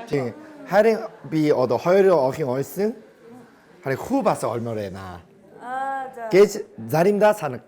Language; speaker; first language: Mongolian; non-native, fluent; Korean